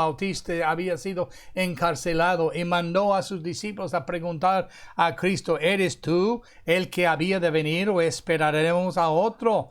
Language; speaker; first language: Spanish; non-native, fluent; English